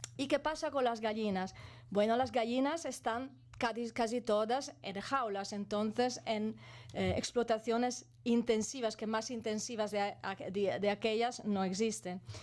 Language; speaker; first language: Spanish; non-native, fluent; Italian